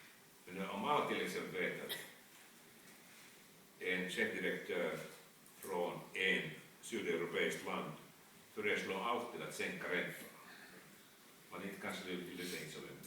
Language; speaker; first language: Swedish; non-native, fluent; Finnish